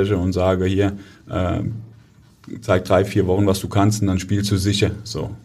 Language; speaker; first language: German; native; German